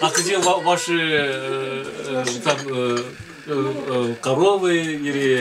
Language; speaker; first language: Russian; non-native, learner; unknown